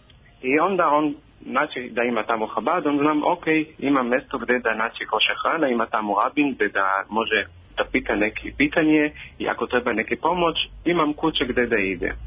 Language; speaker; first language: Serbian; non-native, learner; Hebrew